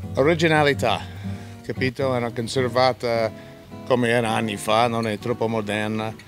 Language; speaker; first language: Italian; non-native, learner; English